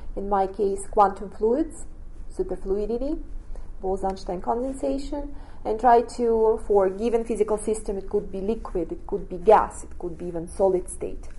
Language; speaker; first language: English; non-native, fluent; Russian